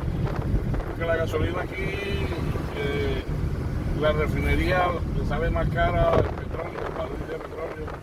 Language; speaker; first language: Spanish; native; Spanish